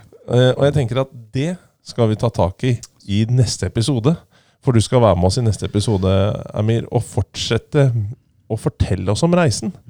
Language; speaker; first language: Norwegian; native; Norwegian